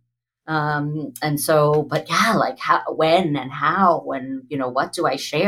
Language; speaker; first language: English; native; English